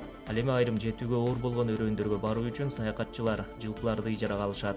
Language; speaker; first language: Kyrgyz; native; Kyrgyz